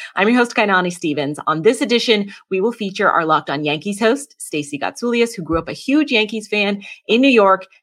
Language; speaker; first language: English; native; English